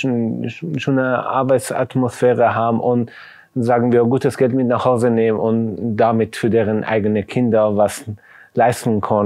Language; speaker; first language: German; non-native, fluent; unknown